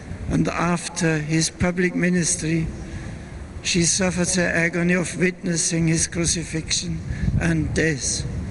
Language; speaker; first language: English; non-native, fluent; German